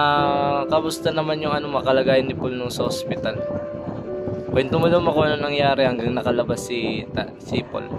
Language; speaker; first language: Filipino; non-native, local second language; Bikol